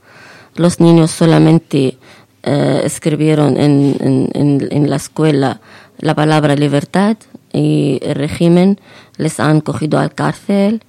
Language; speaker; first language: Spanish; non-native, fluent; Arabic